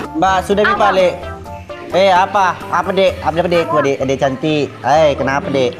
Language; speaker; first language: Indonesian; native; Indonesian